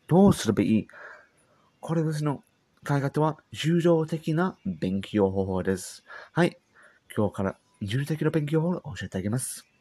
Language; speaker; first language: Japanese; non-native, learner; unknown